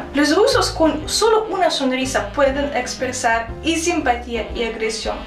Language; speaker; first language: Spanish; non-native, fluent; Russian